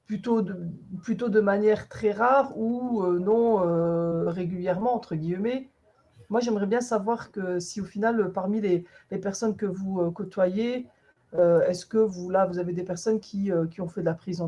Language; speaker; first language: French; native; French